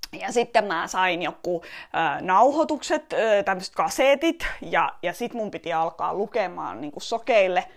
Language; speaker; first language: Finnish; early bilingual, other home language; Estonian